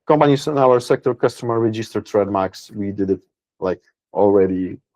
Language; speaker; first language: English; non-native, fluent; Polish